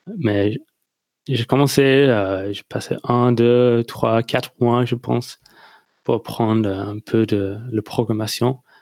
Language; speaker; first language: French; non-native, learner; English